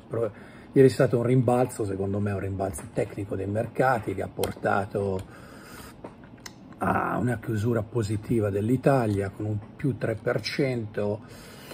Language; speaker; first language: Italian; native; Italian